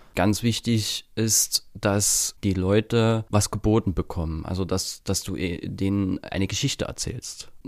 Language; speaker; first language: German; native; German